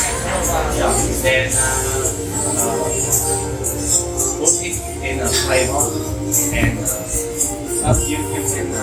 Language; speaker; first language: English; non-native, learner; Vietnamese